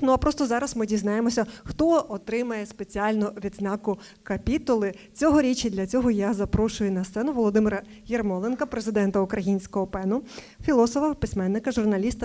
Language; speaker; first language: Ukrainian; native; Ukrainian